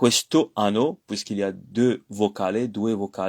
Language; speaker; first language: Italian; non-native, fluent; French